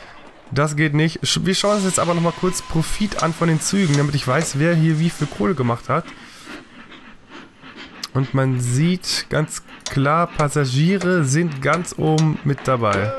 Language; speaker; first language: German; native; German